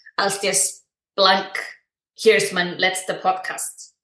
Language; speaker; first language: German; non-native, fluent; Icelandic